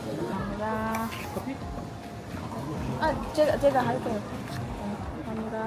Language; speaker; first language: Korean; non-native, learner; Filipino